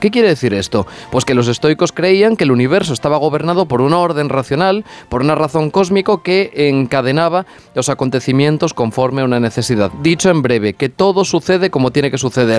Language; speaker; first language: Spanish; native; Spanish